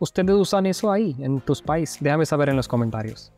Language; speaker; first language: Spanish; non-native, fluent; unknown